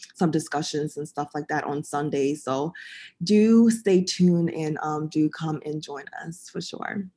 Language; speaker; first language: English; early bilingual, other home language; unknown